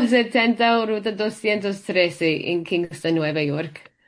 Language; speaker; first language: Spanish; early bilingual, heritage; English